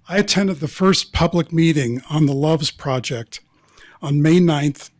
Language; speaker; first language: English; native; English